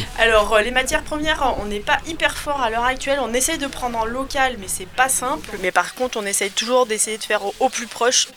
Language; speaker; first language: French; native; French